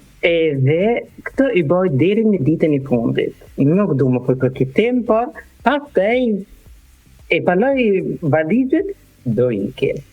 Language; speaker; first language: Albanian; non-native, learner; German